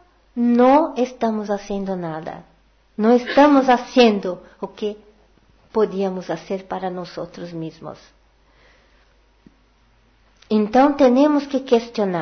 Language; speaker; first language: Portuguese; non-native, learner; Spanish